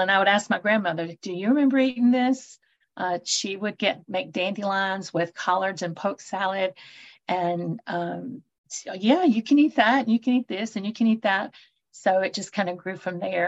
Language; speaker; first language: English; native; English